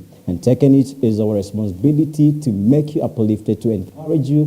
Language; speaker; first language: English; non-native, local second language; Swahili